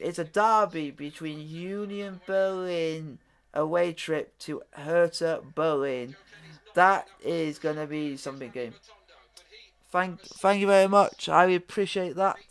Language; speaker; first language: English; native; English